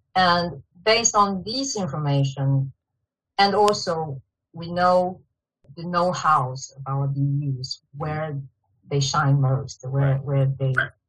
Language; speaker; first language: English; non-native, fluent; Chinese